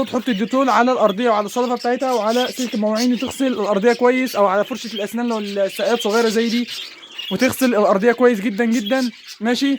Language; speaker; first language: Arabic; native; Arabic